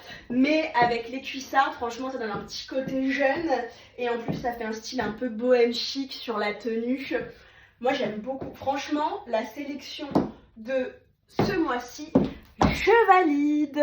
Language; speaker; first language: French; native; French